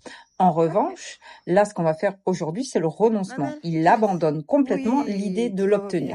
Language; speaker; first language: French; native; French